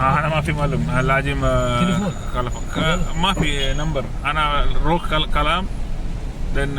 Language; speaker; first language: Arabic; non-native, learner; Malayalam